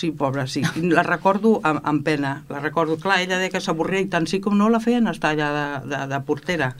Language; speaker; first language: Catalan; native; Catalan